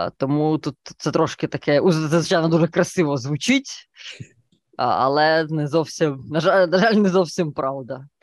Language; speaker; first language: Ukrainian; native; Ukrainian